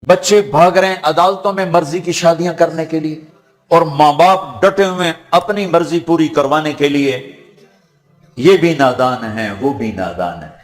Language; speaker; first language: Urdu; non-native, local second language; Punjabi